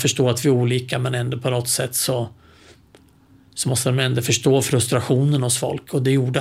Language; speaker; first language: Swedish; native; Swedish